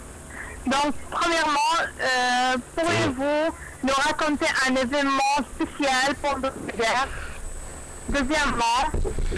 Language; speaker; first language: French; non-native, learner; Arabic